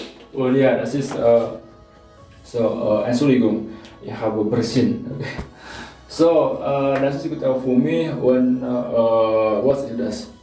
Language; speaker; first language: German; non-native, learner; Indonesian